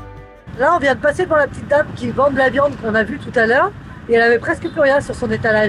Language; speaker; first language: French; native; French